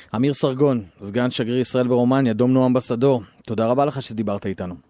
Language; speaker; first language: Hebrew; native; Hebrew